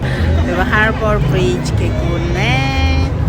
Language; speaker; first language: Korean; non-native, learner; Mongolian